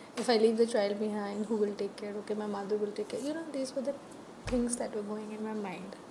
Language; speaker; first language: English; non-native, local second language; Hindi